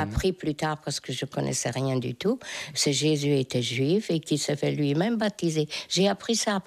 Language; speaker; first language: French; non-native, fluent; Hungarian